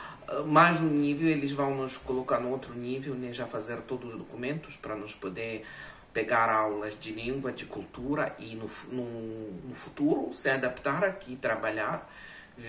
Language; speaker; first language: Portuguese; non-native, fluent; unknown